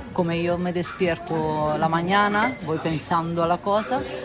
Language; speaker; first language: Spanish; non-native, fluent; Italian